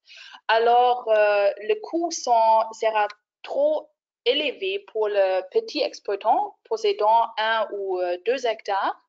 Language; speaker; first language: French; non-native, fluent; German